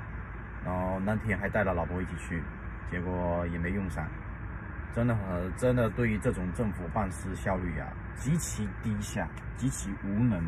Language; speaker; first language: Chinese; native; Chinese